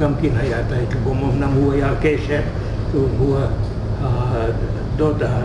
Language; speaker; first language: Hebrew; non-native, fluent; Hungarian